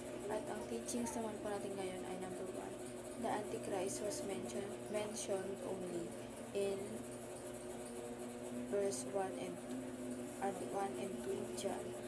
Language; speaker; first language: English; non-native, local second language; Filipino